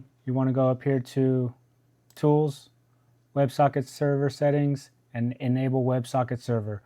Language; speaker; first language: English; native; English